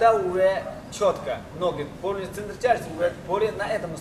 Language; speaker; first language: Russian; non-native, learner; Chinese